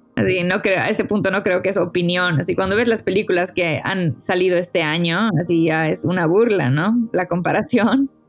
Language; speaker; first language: Spanish; native; Spanish